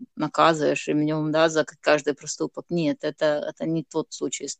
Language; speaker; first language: Russian; non-native, local second language; Gagauz